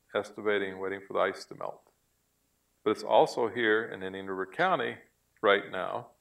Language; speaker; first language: English; native; English